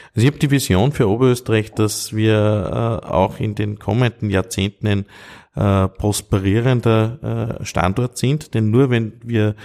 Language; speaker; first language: German; native; German